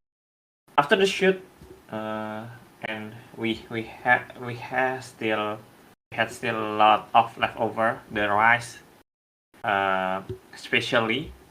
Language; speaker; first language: English; non-native, learner; Indonesian